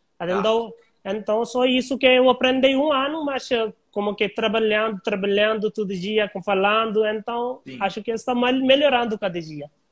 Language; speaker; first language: Portuguese; non-native, learner; Hindi